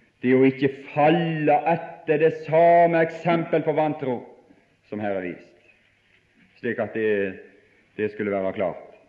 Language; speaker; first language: Norwegian; native; Norwegian